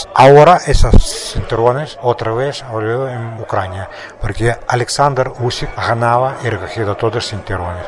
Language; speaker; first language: Spanish; non-native, learner; Russian